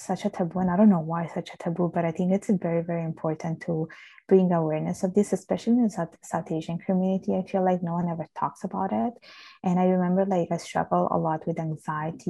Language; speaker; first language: English; non-native, fluent; Italian